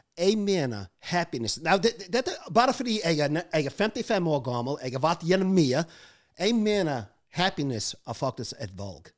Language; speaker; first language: Norwegian; non-native, fluent; English